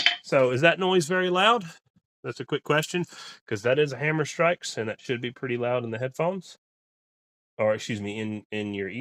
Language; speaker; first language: English; native; English